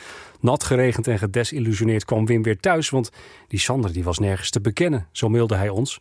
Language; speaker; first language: Dutch; native; Dutch